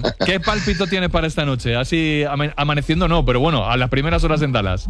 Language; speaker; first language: Spanish; native; Spanish